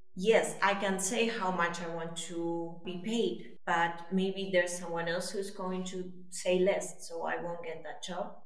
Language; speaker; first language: English; non-native, fluent; Spanish